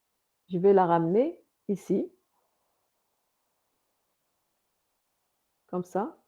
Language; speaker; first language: French; non-native, local second language; Arabic